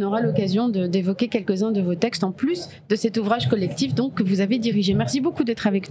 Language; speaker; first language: French; non-native, local second language; Arabic